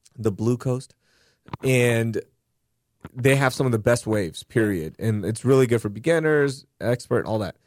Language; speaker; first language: English; early bilingual, other home language; Urdu